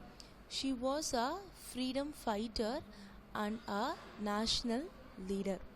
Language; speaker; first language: English; non-native, local second language; Tamil